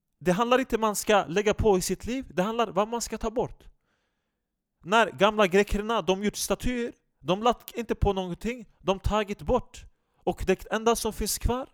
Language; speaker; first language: Swedish; non-native, fluent; Turkish